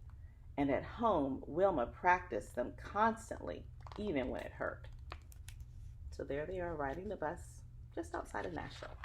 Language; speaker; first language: English; native; English